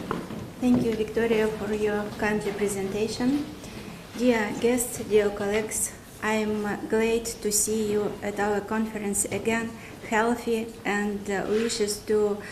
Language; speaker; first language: English; non-native, fluent; Romanian